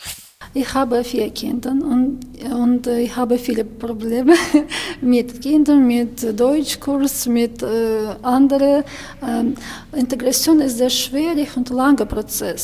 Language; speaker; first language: German; non-native, learner; Ukrainian